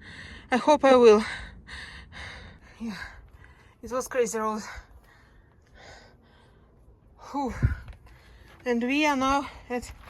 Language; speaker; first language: English; non-native, learner; Russian